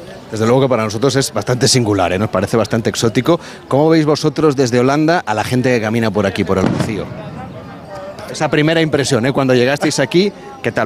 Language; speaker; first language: Spanish; native; Spanish